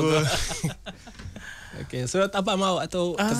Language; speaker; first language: Indonesian; non-native, learner; Hausa